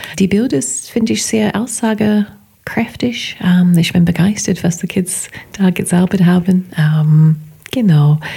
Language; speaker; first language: German; non-native, fluent; English